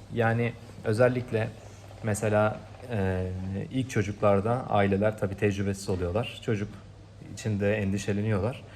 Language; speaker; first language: Turkish; native; Turkish